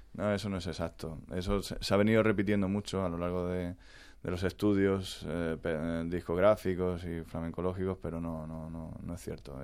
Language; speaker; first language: Spanish; native; Spanish